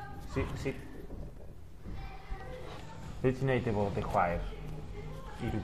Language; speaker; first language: Welsh; non-native, local second language; Spanish